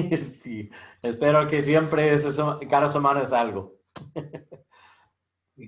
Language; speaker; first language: Spanish; non-native, learner; English